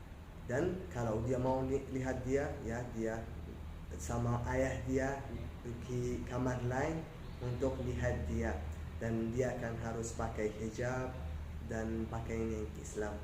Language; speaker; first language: Indonesian; non-native, learner; Arabic